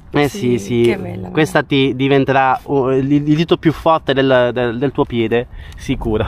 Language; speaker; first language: Italian; native; Italian